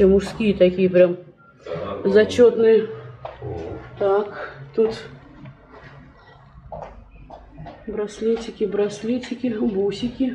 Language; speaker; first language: Russian; native; Russian